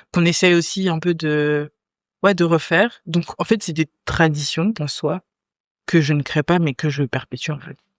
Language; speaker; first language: French; native; French